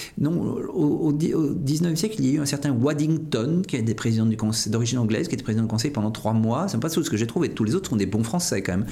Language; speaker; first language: French; native; French